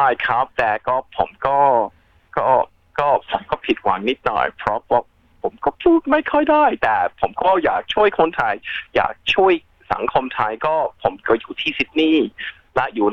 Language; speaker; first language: Thai; early bilingual, heritage; Thai